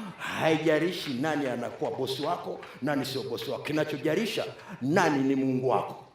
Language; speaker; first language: Swahili; native; Swahili